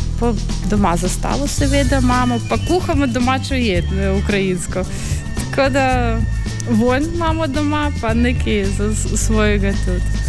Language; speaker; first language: Slovenian; non-native, fluent; Ukrainian